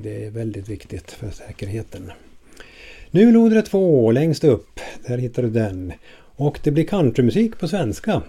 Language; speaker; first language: Swedish; native; Swedish